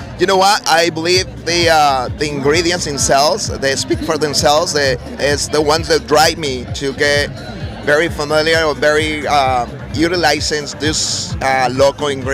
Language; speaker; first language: English; non-native, fluent; Spanish